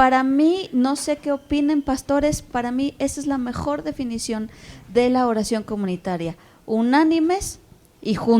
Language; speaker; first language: Spanish; native; Spanish